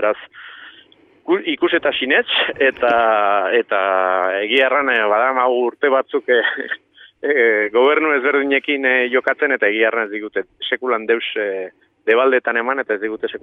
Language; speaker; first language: Basque; native; Basque